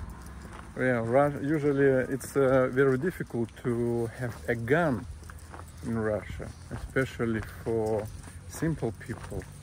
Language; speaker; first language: English; non-native, learner; Russian